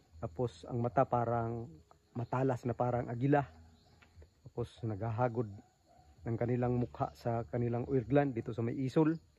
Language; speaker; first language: Filipino; non-native, local second language; Cebuano